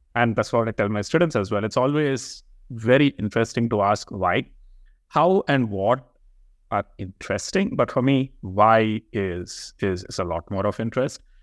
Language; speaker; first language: English; non-native, local second language; Telugu